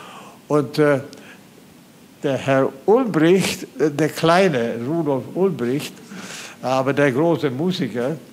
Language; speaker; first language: German; non-native, fluent; Swedish